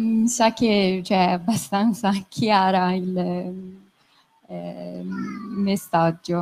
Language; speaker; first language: Italian; non-native, fluent; Persian